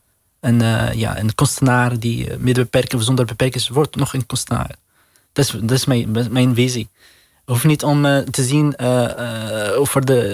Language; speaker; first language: Dutch; non-native, learner; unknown